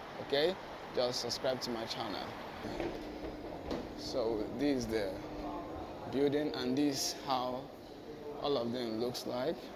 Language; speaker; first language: English; non-native, local second language; Igbo